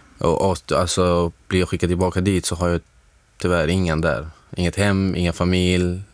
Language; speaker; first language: Swedish; non-native, fluent; Arabic